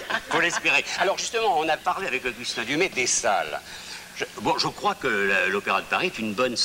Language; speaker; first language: French; native; French